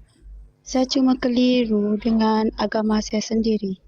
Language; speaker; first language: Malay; non-native, local second language; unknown